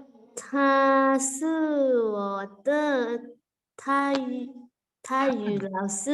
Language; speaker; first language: Chinese; non-native, learner; Lao